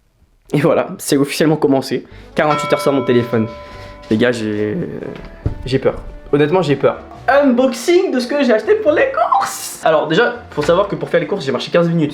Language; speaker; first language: French; native; French